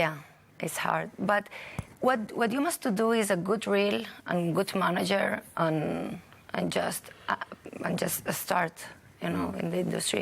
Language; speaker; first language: English; non-native, learner; Catalan